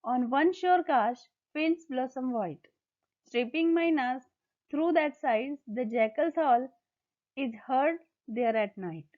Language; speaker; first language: English; non-native, local second language; Marathi